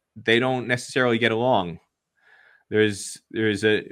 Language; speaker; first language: English; native; English